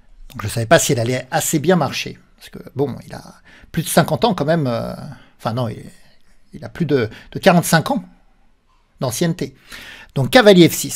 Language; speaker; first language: French; native; French